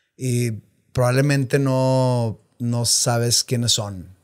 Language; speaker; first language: Spanish; native; Spanish